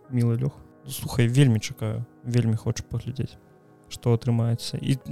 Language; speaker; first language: Belarusian; non-native, local second language; Russian